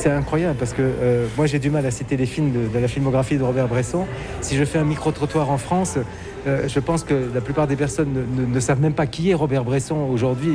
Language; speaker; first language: French; native; French